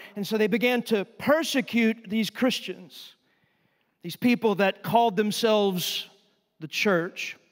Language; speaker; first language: English; native; English